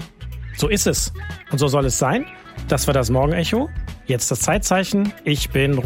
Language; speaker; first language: German; native; German